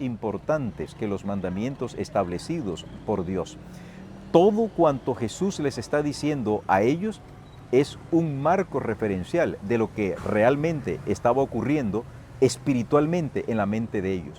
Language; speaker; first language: Spanish; native; Spanish